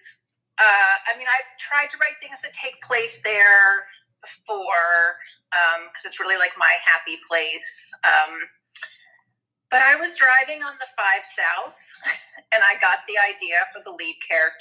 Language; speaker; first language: English; native; English